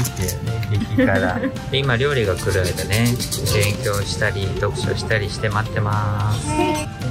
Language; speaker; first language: Japanese; native; Japanese